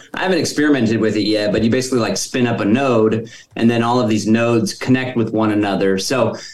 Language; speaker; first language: English; native; English